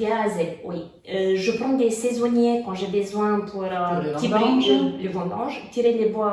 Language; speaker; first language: French; non-native, fluent; Romanian